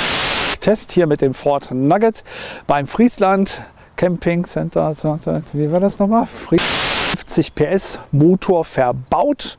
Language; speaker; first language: German; native; German